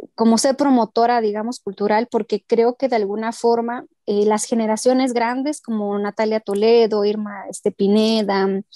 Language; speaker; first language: Spanish; non-native, local second language; Mixtepec Mixtec